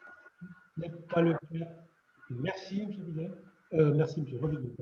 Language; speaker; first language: French; native; French